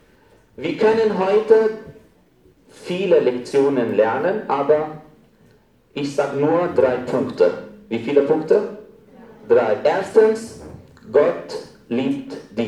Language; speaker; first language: German; non-native, fluent; Arabic